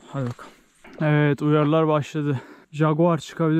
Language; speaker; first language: Turkish; native; Turkish